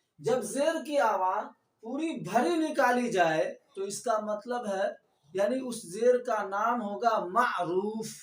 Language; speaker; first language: Urdu; native; Urdu